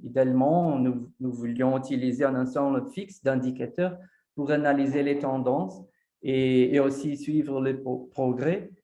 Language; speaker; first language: French; non-native, fluent; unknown